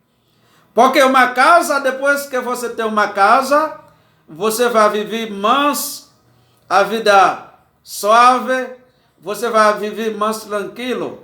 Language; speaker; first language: Portuguese; non-native, learner; Haitian Creole